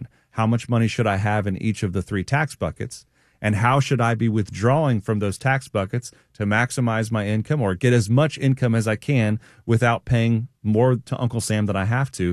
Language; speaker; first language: English; native; English